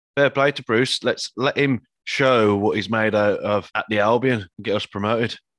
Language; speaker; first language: English; native; English